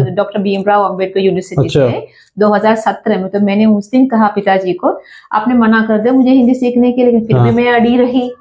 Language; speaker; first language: Hindi; non-native, fluent; Sinhala